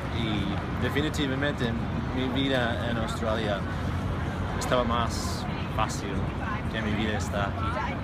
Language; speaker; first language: Spanish; non-native, fluent; English